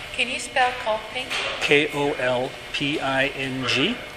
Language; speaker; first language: English; non-native, local second language; Ganda